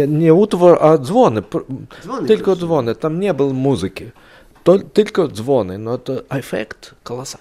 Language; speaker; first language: Polish; non-native, learner; Lithuanian